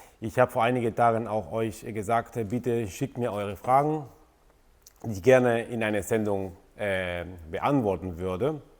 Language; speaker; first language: German; non-native, fluent; Spanish